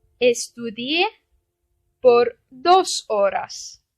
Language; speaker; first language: Spanish; non-native, fluent; Turkish